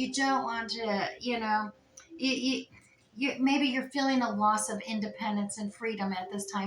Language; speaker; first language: English; native; English